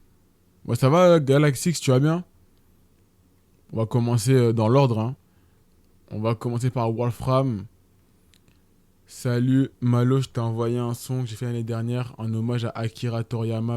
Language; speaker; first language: French; native; French